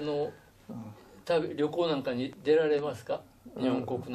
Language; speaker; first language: Japanese; native; Japanese